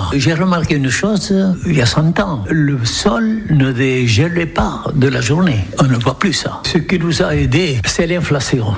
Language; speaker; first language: French; non-native, local second language; Occitan